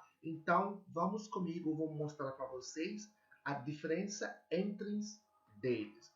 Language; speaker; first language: Portuguese; non-native, learner; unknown